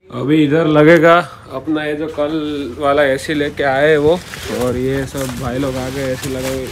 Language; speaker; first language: Hindi; non-native, local second language; Gujarati